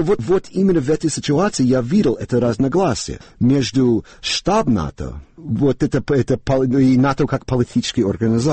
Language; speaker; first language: Russian; non-native, learner; English